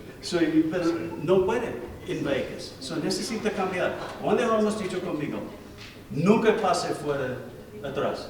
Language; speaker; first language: Spanish; non-native, learner; English